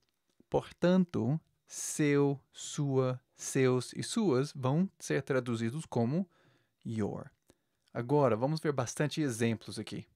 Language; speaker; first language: Portuguese; non-native, fluent; English